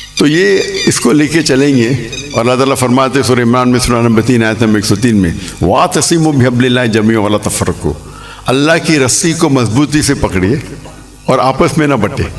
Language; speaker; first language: Urdu; non-native, local second language; English